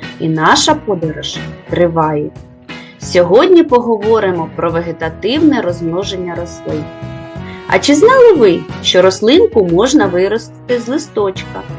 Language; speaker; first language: Ukrainian; native; Ukrainian